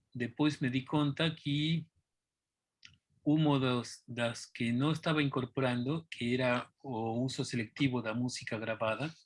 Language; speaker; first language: Portuguese; non-native, fluent; Spanish